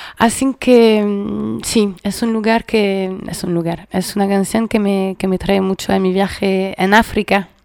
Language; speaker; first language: Spanish; non-native, fluent; French